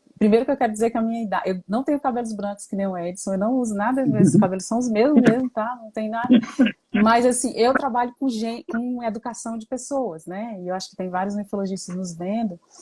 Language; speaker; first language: Portuguese; native; Portuguese